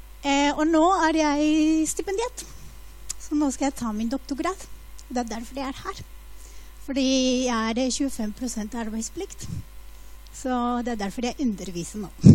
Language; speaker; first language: Norwegian; non-native, fluent; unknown